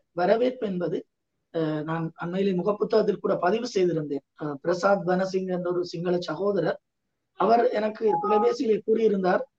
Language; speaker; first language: Tamil; native; Tamil